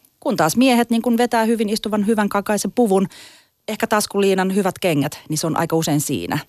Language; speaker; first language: Finnish; native; Finnish